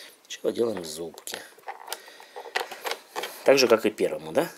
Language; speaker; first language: Russian; native; Russian